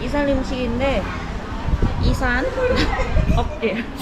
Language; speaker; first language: Korean; non-native, learner; Thai